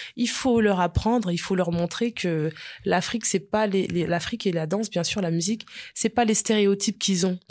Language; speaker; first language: French; early bilingual, other home language; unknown